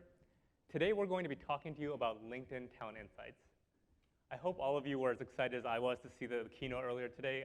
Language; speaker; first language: English; native; English